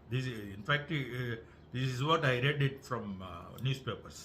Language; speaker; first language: English; non-native, local second language; Tamil